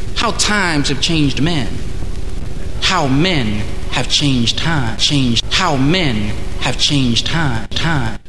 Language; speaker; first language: English; early bilingual, other home language; Spanish